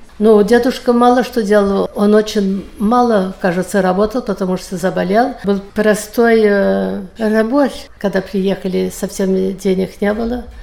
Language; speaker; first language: Russian; early bilingual, heritage; Russian